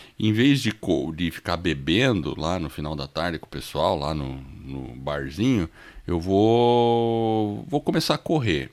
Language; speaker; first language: Portuguese; non-native, fluent; English